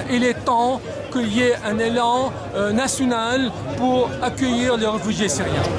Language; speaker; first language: French; non-native, fluent; Arabic